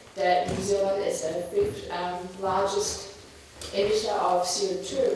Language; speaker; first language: English; non-native, fluent; German